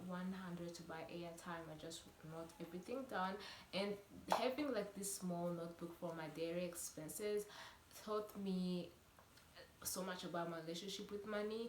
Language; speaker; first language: English; non-native, local second language; Kinyarwanda